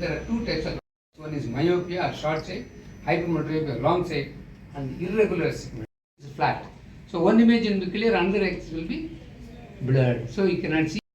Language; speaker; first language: English; non-native, local second language; Tamil